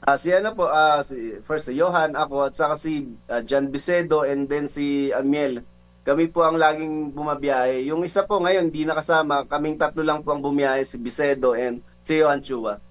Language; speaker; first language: Filipino; native; Filipino